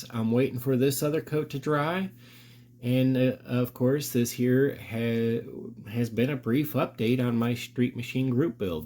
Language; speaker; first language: English; native; English